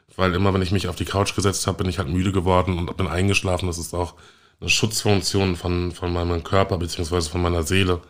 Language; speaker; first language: German; native; German